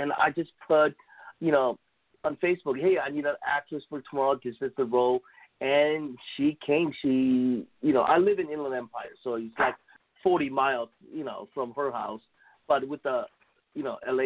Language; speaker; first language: English; non-native, fluent; Korean